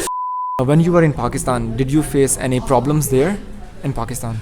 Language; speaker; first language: English; non-native, local second language; Urdu